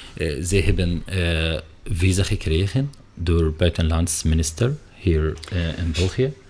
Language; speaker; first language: Dutch; non-native, learner; Arabic